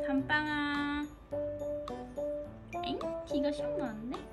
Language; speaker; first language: Korean; native; Korean